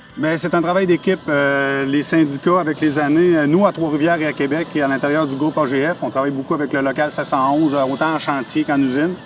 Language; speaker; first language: French; native; French